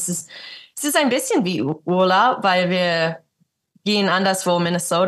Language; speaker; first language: German; early bilingual, heritage; English